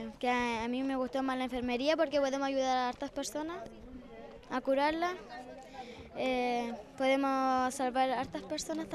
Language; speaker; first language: Spanish; native; Spanish